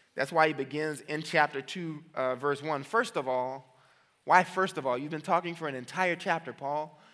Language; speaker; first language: English; native; English